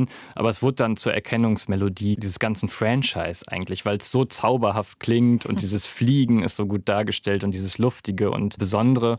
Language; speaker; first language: German; native; German